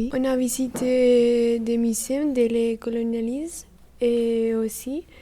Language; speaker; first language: French; non-native, learner; Spanish